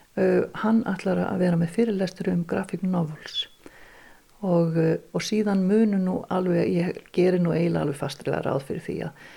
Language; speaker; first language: Icelandic; native; Icelandic